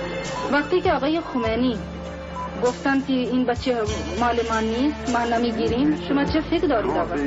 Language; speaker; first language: Persian; non-native, fluent; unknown